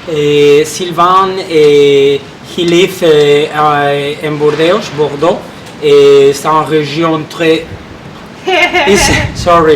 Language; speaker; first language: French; non-native, learner; Spanish